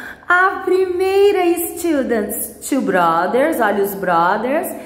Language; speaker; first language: English; non-native, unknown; Portuguese